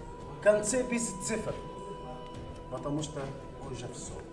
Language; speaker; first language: Russian; non-native, learner; Arabic